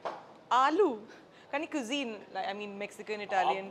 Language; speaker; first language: Telugu; non-native, local second language; Bangla